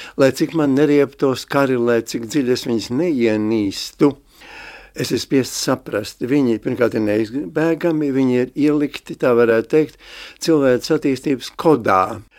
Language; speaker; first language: Latvian; native; Latvian